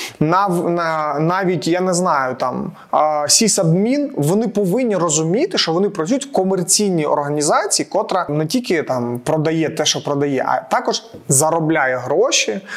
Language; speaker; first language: Ukrainian; non-native, local second language; Russian